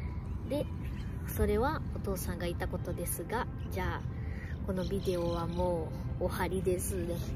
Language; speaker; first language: Japanese; early bilingual, other home language; Portuguese